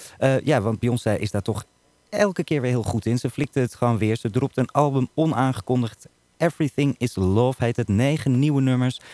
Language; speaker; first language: Dutch; native; Dutch